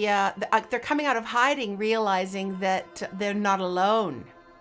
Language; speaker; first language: English; native; English